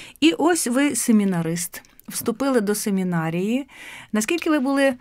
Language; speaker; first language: Ukrainian; native; Ukrainian